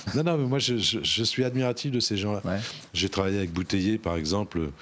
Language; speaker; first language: French; native; French